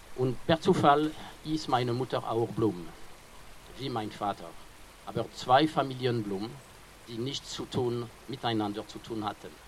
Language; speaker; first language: German; non-native, fluent; French